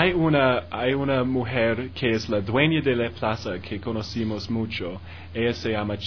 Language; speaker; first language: Spanish; non-native, learner; English